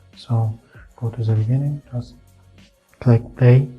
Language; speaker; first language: English; non-native, fluent; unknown